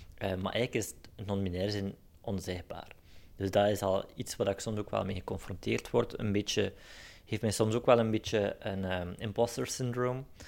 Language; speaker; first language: Dutch; native; Dutch